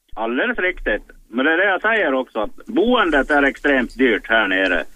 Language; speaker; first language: Swedish; native; Swedish